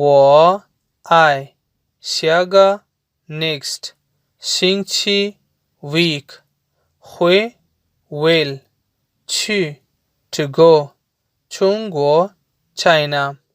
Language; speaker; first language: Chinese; non-native, learner; Urdu